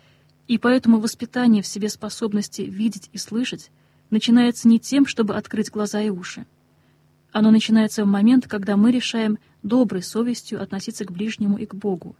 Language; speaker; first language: Russian; native; Russian